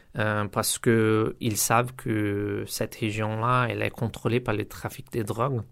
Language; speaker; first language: French; non-native, learner; Portuguese